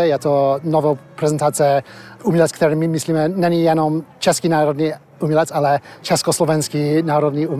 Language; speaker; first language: Czech; early bilingual, heritage; Czech